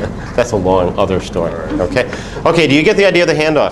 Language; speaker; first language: English; native; English